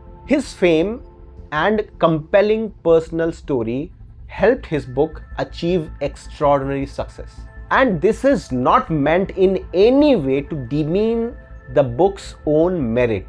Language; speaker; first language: English; non-native, local second language; Hindi